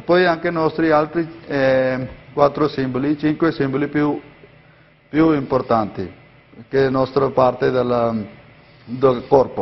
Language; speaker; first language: Italian; non-native, learner; Punjabi